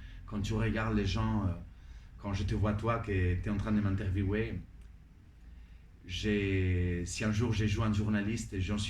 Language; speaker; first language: French; non-native, fluent; Spanish